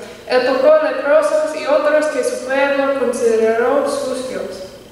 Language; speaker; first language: Spanish; non-native, learner; English